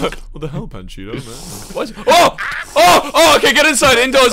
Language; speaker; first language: English; native; English